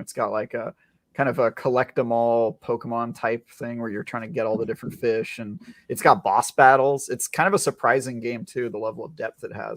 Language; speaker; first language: English; native; English